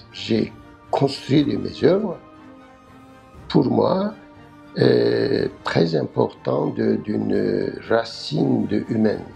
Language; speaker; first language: French; non-native, learner; Turkish